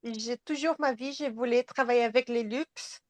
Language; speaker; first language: French; non-native, fluent; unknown